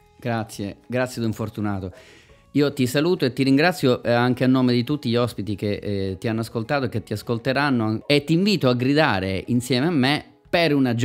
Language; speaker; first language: Italian; native; Italian